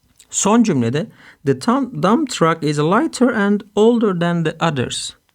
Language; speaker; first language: English; non-native, fluent; Turkish